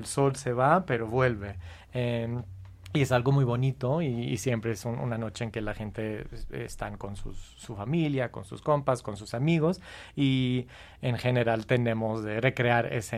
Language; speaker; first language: Spanish; non-native, fluent; English